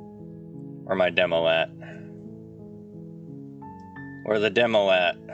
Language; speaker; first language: English; native; English